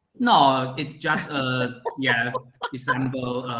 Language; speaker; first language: English; non-native, learner; Chinese